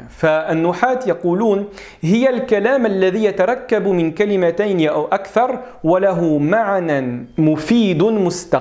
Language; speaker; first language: Arabic; non-native, fluent; French